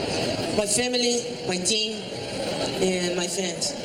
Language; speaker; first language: English; non-native, learner; Portuguese